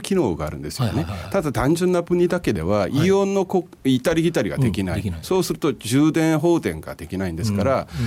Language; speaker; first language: Japanese; non-native, fluent; Korean